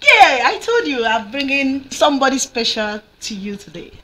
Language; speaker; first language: English; non-native, local second language; Yoruba